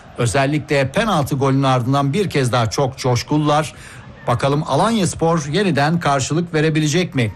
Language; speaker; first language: Turkish; native; Turkish